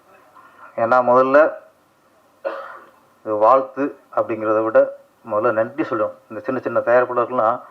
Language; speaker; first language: Tamil; native; Tamil